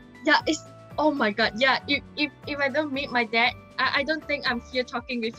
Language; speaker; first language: English; non-native, local second language; Chinese